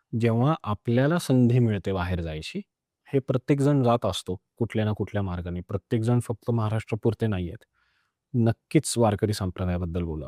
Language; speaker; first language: Marathi; non-native, local second language; Punjabi